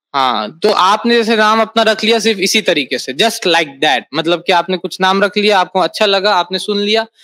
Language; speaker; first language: Hindi; native; Hindi